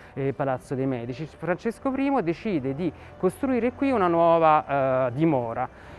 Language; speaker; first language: Italian; native; Italian